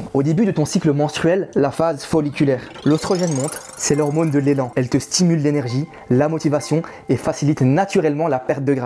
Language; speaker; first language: French; native; French